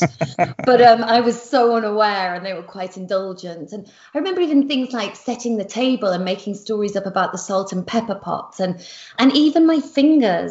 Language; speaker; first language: English; native; English